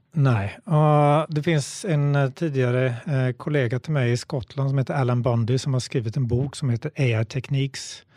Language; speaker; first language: Swedish; native; Swedish